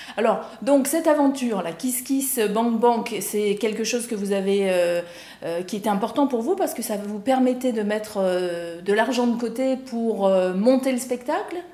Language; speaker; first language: French; native; French